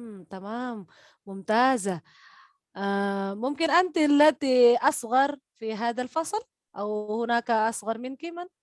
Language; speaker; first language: Arabic; non-native, fluent; Indonesian